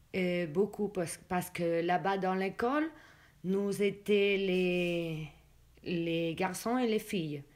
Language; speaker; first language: French; early bilingual, other home language; Spanish